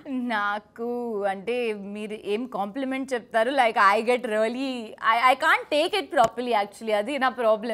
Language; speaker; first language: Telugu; non-native, fluent; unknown